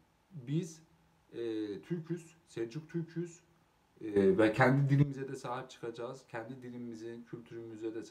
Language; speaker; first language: Turkish; non-native, local second language; Azerbaijani